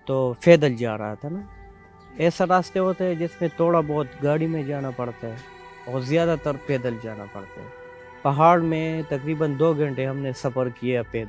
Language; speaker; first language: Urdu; non-native, local second language; Pashto